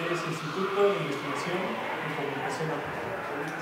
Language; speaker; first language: Spanish; native; Spanish